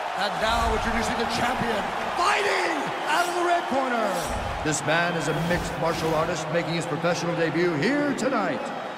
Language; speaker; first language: English; native; English